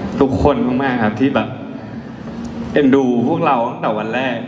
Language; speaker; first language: Thai; native; Thai